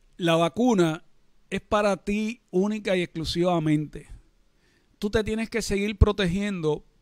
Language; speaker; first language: Spanish; native; Spanish